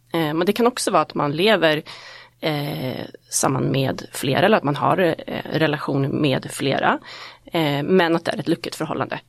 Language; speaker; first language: Swedish; native; Swedish